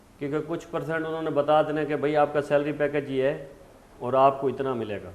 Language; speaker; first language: Urdu; non-native, local second language; Saraiki